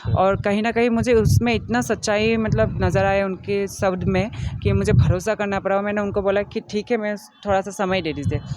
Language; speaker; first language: Hindi; non-native, local second language; Assamese